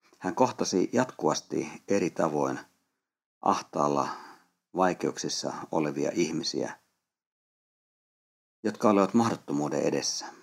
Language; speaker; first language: Finnish; native; Finnish